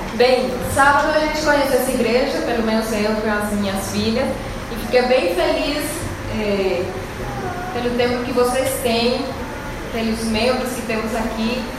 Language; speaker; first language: Portuguese; non-native, fluent; Spanish